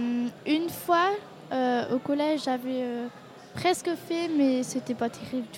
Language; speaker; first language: French; native; French